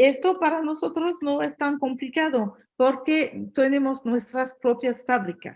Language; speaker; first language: Spanish; non-native, fluent; French